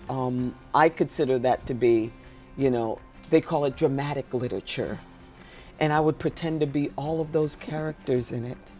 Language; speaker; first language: English; native; English